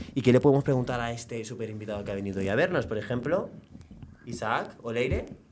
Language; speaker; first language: Spanish; native; Spanish